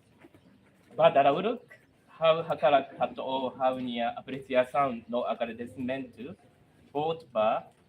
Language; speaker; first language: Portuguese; non-native, local second language; Tetum